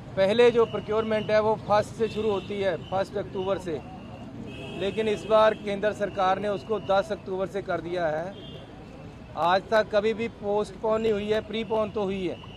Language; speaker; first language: Hindi; non-native, local second language; Punjabi